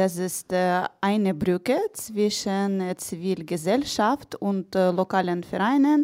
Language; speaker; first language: German; non-native, learner; Ukrainian